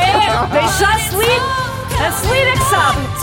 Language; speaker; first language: Portuguese; native; Portuguese